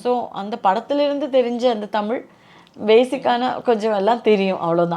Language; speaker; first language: Tamil; non-native, local second language; Malayalam